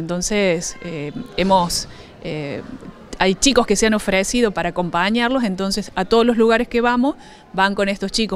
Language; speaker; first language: Spanish; native; Spanish